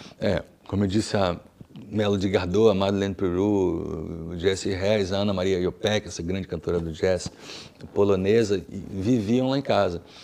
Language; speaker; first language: Portuguese; native; Portuguese